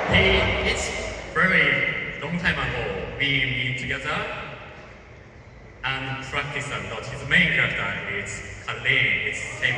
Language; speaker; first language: English; non-native, learner; Japanese